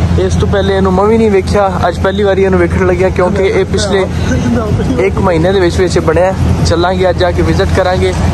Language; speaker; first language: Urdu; non-native, local second language; Punjabi